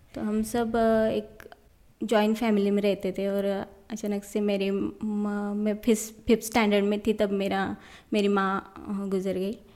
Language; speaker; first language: Hindi; non-native, local second language; Marathi